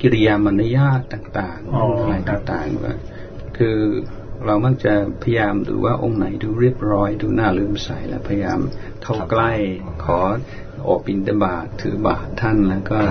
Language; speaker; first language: Thai; non-native, fluent; English